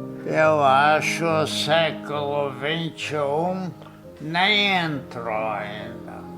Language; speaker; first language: Portuguese; non-native, fluent; Polish